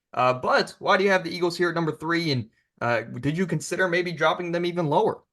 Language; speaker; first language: English; native; English